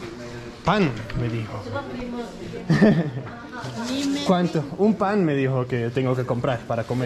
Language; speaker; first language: Spanish; non-native, learner; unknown